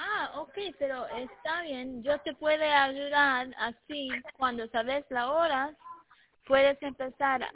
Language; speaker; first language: Spanish; early bilingual, heritage; Spanish